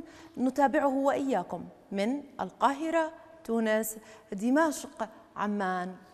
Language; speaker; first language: Arabic; native; Arabic